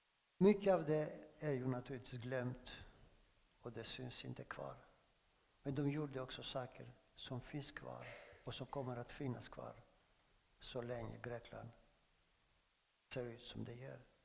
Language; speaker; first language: Swedish; non-native, fluent; Greek